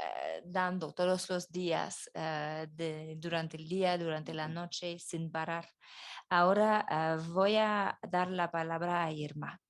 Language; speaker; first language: Spanish; non-native, fluent; French